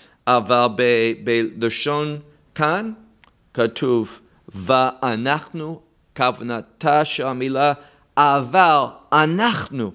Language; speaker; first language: Hebrew; non-native, fluent; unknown